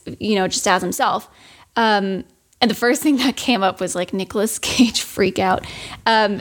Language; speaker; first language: English; non-native, fluent; German